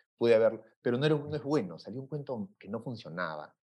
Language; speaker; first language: Spanish; native; Spanish